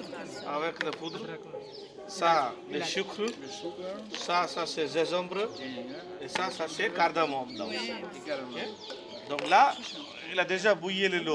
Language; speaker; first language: French; non-native, learner; Hindi